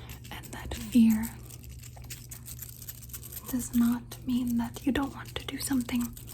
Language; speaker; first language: English; early bilingual, other home language; Spanish